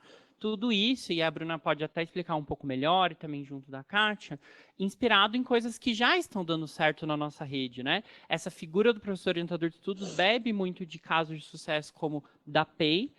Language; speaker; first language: Portuguese; native; Portuguese